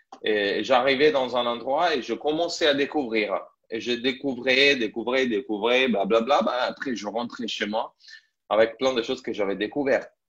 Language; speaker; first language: French; non-native, fluent; Italian